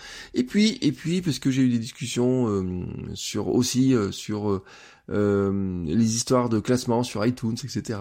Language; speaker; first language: French; native; French